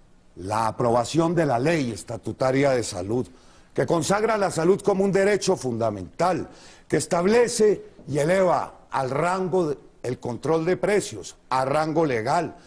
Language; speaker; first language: Spanish; native; Spanish